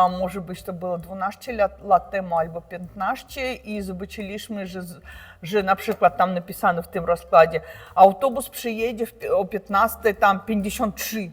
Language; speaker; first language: Polish; non-native, learner; Russian